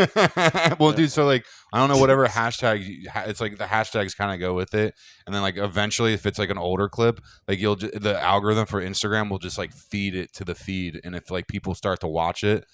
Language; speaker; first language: English; native; English